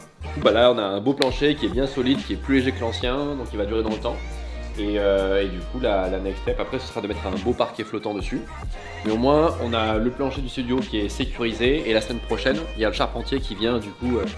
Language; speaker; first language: French; native; French